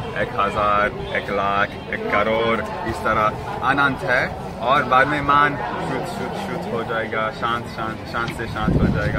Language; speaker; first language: Hindi; non-native, fluent; French